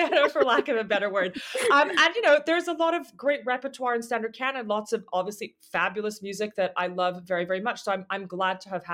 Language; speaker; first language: English; native; English